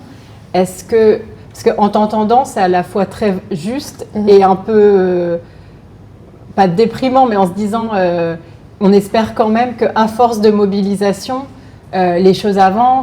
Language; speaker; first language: French; native; French